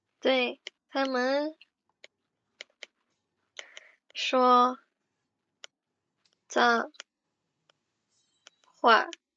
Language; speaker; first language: Chinese; non-native, fluent; Indonesian